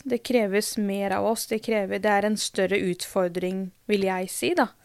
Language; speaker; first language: Norwegian; native; Norwegian